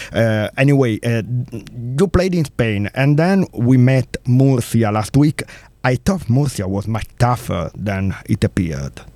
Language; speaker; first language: English; non-native, learner; Italian